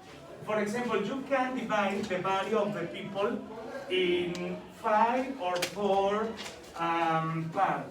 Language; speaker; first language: English; non-native, learner; Spanish